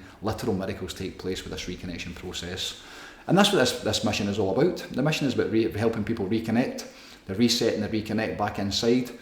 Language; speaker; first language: English; native; English